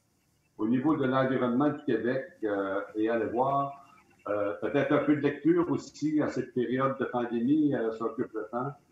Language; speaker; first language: French; native; French